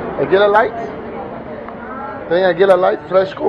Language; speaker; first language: Portuguese; non-native, learner; English